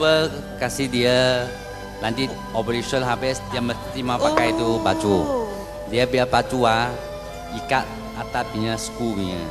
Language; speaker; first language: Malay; non-native, local second language; Chinese